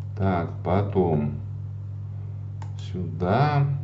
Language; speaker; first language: Russian; native; Russian